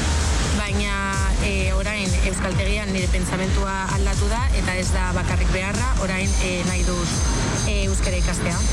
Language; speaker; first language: Basque; non-native, local second language; Spanish